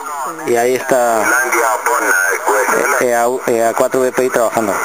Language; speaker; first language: Spanish; native; Spanish